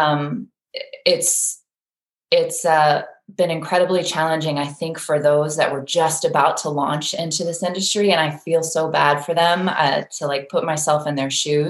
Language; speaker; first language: English; native; English